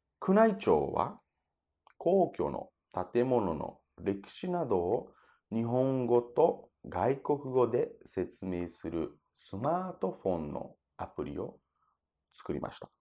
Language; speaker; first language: Japanese; non-native, fluent; Portuguese